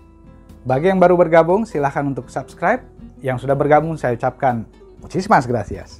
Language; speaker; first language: Indonesian; native; Indonesian